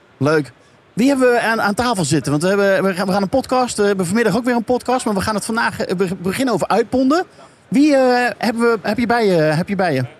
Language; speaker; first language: Dutch; native; Dutch